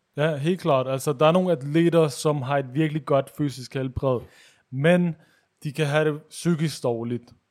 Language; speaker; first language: Danish; early bilingual, other home language; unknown